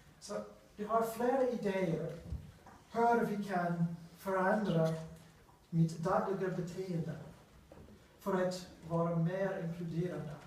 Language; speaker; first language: Swedish; non-native, learner; English